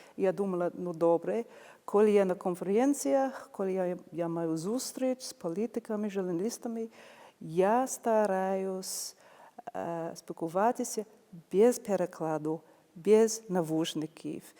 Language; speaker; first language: Ukrainian; non-native, fluent; English